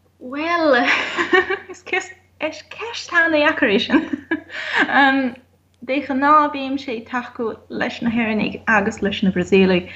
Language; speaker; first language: Irish; non-native, fluent; Portuguese